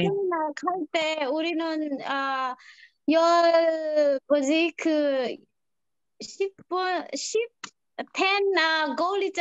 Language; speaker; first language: Korean; non-native, learner; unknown